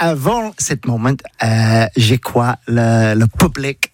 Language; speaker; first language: French; non-native, learner; English